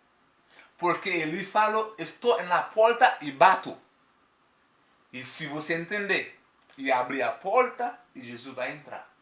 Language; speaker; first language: Portuguese; non-native, learner; Haitian Creole